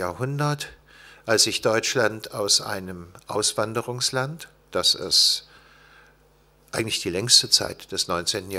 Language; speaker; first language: German; native; German